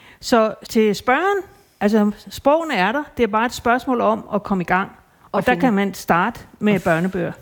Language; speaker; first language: Danish; native; Danish